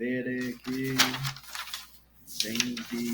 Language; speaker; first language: Italian; non-native, learner; Portuguese